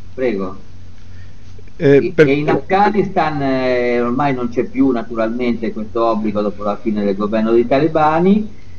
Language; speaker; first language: Italian; native; Italian